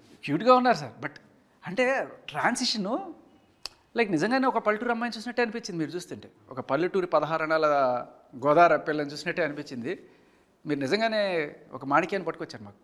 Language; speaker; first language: Telugu; native; Telugu